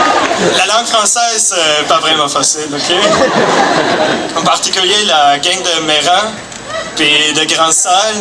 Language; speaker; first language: French; non-native, fluent; German